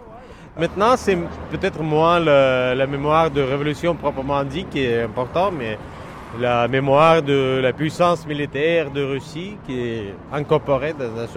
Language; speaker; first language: French; non-native, fluent; Russian